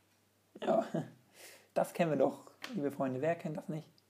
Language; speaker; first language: German; native; German